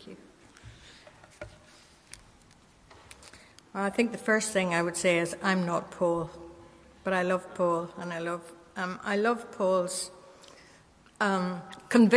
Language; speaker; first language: English; native; English